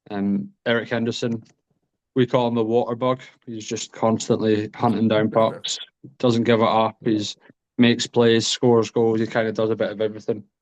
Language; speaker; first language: English; native; English